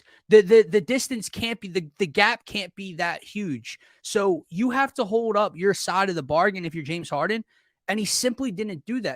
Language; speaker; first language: English; native; English